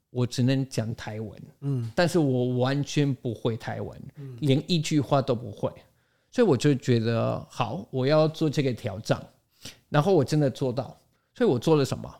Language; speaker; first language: Chinese; non-native, fluent; Spanish